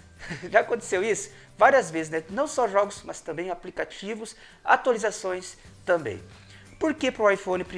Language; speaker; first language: Portuguese; native; Portuguese